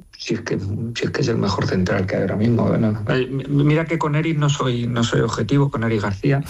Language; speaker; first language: Spanish; native; Spanish